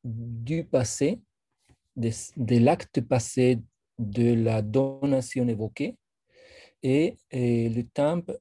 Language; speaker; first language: French; non-native, fluent; Spanish